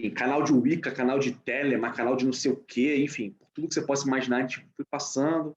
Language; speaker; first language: Portuguese; native; Portuguese